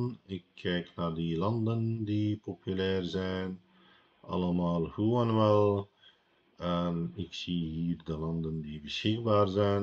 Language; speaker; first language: Dutch; non-native, fluent; Arabic